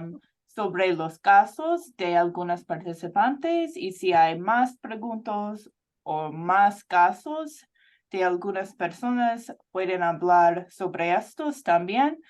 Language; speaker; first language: Spanish; non-native, fluent; English